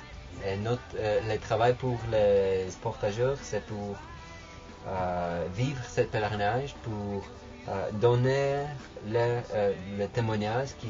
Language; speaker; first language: French; non-native, fluent; English